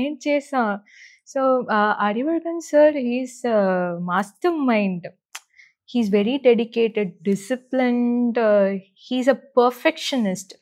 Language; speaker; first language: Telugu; non-native, learner; Tamil